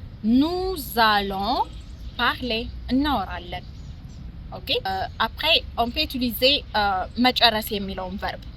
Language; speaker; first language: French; non-native, fluent; Amharic